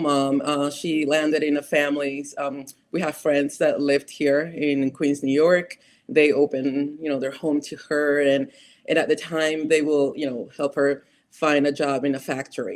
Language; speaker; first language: English; non-native, fluent; Spanish